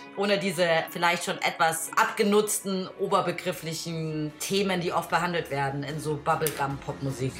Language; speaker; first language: German; native; German